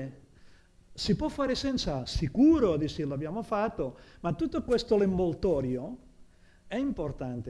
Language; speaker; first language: Italian; non-native, fluent; Catalan